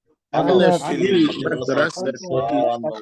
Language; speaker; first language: Arabic; non-native, learner; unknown